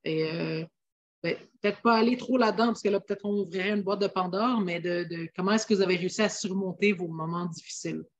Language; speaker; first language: French; native; French